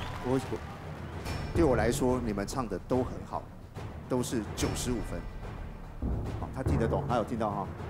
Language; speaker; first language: Chinese; native; Chinese